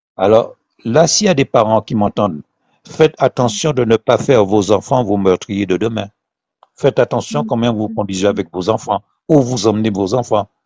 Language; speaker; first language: French; non-native, local second language; Haitian Creole